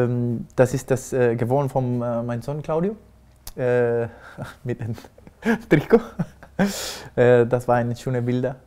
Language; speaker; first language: German; non-native, fluent; Spanish